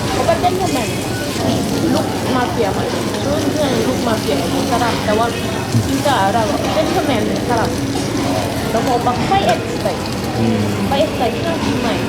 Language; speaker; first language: Korean; non-native, learner; Thai